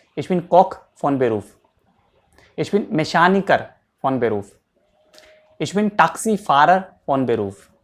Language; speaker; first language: German; non-native, fluent; Hindi